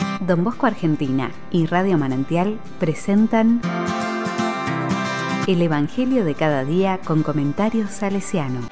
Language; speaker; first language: Spanish; native; Spanish